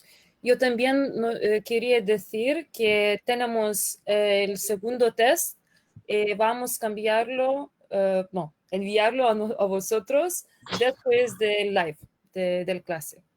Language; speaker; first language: Spanish; non-native, fluent; Lithuanian